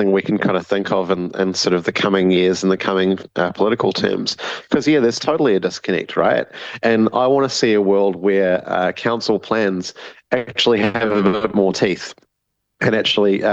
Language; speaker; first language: English; native; English